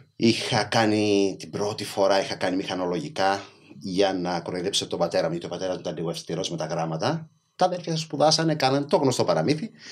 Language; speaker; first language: Greek; early bilingual, other home language; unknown